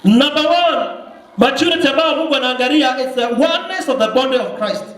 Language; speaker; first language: English; non-native, local second language; Swahili